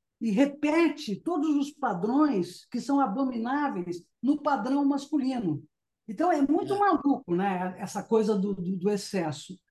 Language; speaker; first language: Portuguese; native; Portuguese